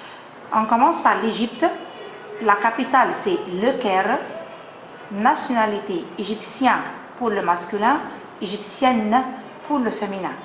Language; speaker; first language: French; non-native, fluent; Arabic